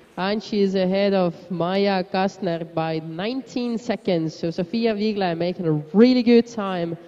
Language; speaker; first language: English; non-native, fluent; Estonian